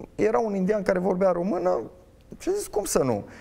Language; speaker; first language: Romanian; native; Romanian